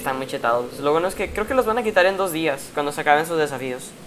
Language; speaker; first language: Spanish; native; Spanish